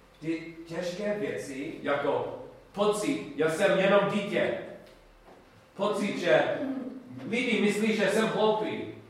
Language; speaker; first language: Czech; non-native, learner; English